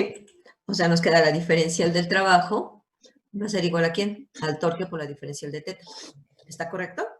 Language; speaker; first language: Spanish; native; Spanish